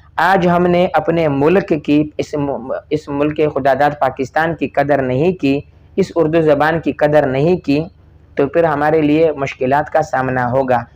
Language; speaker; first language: Urdu; non-native, local second language; Pashto